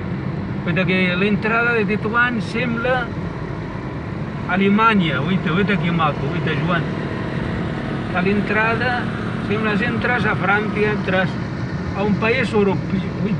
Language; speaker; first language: Catalan; non-native, learner; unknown